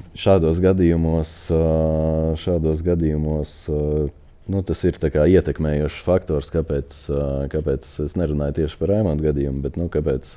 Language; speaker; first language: Latvian; native; Latvian